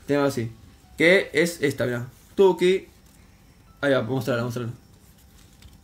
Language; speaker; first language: Spanish; native; Spanish